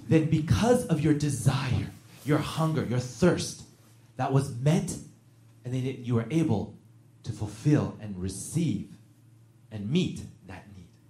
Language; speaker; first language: English; native; English